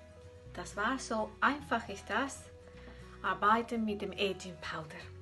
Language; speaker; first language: German; non-native, fluent; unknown